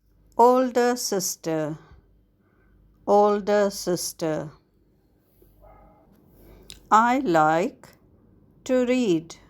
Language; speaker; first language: English; non-native, fluent; Arabic